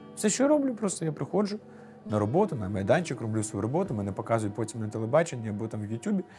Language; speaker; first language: Ukrainian; non-native, local second language; Russian